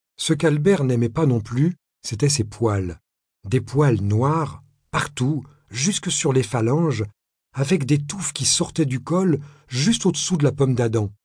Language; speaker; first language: French; native; French